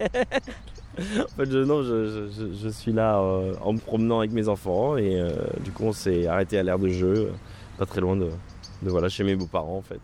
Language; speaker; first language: French; native; French